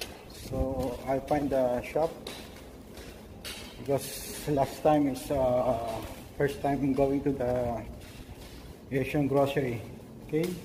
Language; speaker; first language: English; non-native, learner; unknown